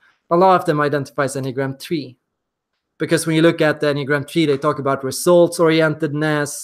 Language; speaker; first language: English; non-native, fluent; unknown